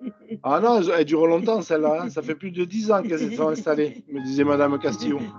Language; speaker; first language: French; native; French